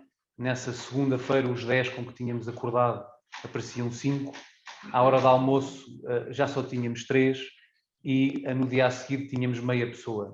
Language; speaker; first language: Portuguese; native; Portuguese